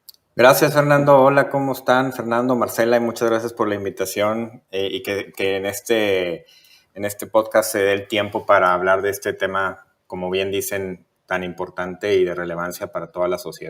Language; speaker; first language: Spanish; native; Spanish